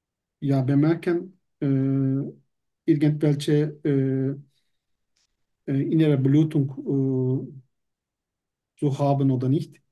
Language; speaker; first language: German; non-native, learner; Turkish